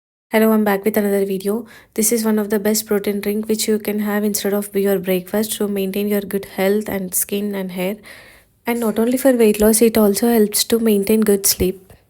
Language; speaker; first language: English; non-native, local second language; Telugu